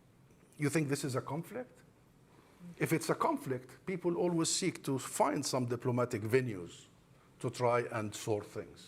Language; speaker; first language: English; non-native, fluent; Arabic